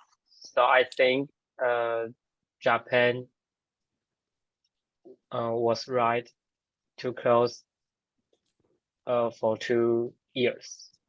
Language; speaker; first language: English; non-native, learner; Chinese